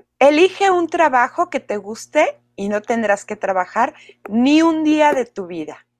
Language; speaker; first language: Spanish; native; Spanish